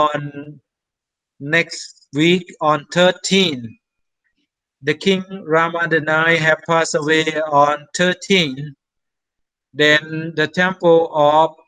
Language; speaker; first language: English; non-native, fluent; Thai